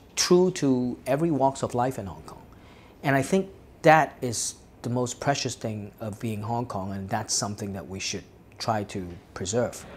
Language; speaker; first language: English; non-native, local second language; Cantonese